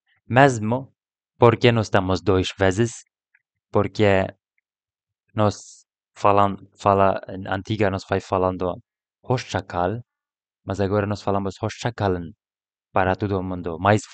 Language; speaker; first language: Portuguese; non-native, learner; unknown